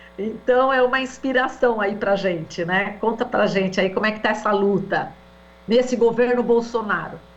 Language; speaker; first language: Portuguese; native; Portuguese